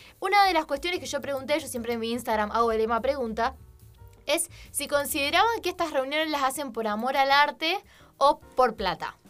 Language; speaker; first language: Spanish; native; Spanish